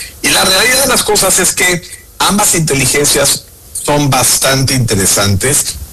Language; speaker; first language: Spanish; native; Spanish